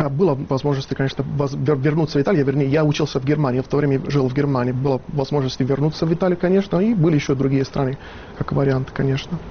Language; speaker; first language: Russian; non-native, fluent; Italian